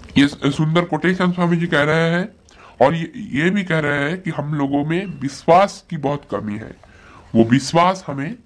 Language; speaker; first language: Hindi; non-native, local second language; Bangla